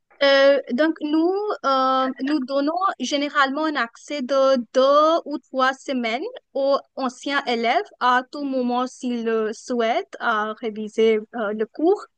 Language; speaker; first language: French; non-native, fluent; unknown